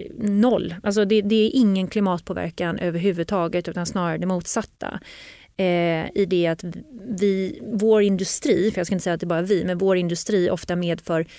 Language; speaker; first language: Swedish; native; Swedish